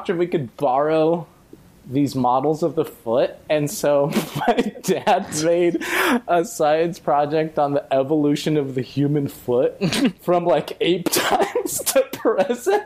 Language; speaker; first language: English; native; English